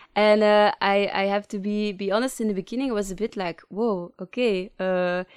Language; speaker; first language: English; non-native, fluent; Dutch